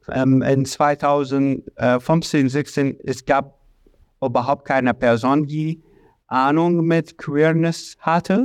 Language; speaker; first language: German; non-native, learner; Arabic